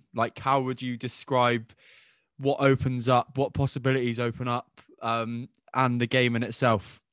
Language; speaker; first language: English; native; English